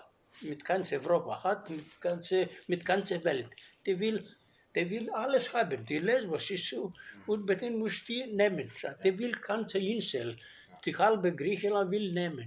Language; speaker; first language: German; non-native, learner; Greek